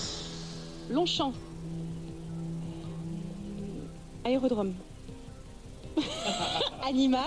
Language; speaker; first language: French; native; French